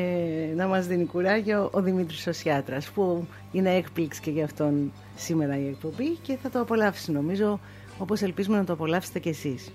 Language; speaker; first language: Greek; native; Greek